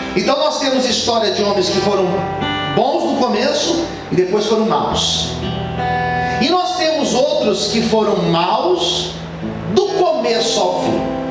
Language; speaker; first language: Portuguese; native; Portuguese